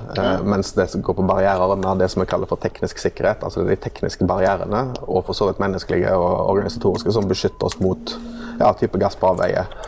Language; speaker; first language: Norwegian; native; Norwegian